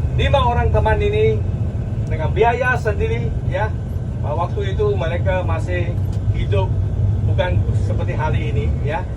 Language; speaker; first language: Malay; non-native, local second language; Chinese